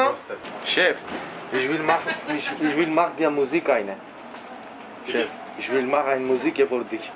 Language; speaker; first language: German; non-native, learner; Macedonian